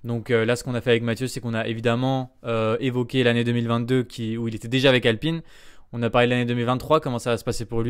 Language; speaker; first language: French; native; French